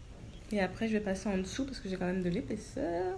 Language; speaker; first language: French; native; French